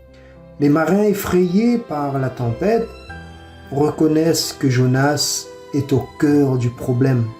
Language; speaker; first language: French; native; French